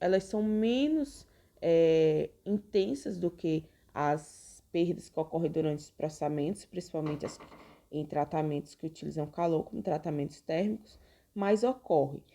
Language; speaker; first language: Portuguese; native; Portuguese